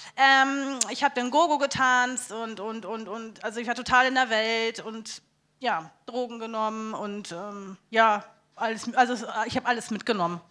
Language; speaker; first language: German; native; German